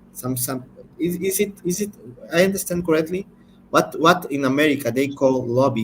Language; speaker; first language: English; non-native, learner; Portuguese